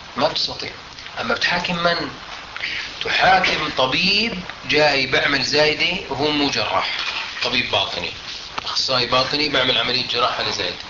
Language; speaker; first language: Arabic; native; Arabic